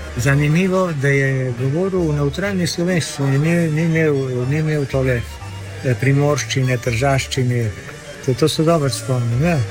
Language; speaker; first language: Slovenian; early bilingual, heritage; Slovenian